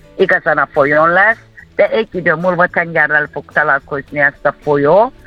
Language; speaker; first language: Hungarian; non-native, fluent; Turkish